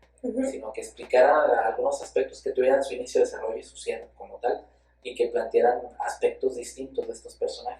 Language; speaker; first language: Spanish; native; Spanish